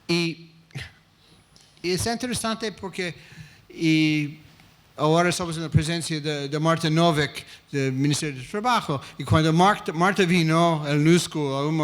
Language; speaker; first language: Spanish; non-native, fluent; English